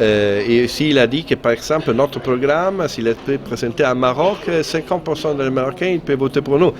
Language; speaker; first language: French; non-native, fluent; Italian